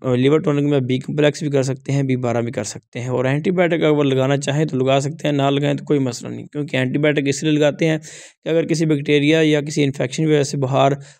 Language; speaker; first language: Urdu; non-native, local second language; Punjabi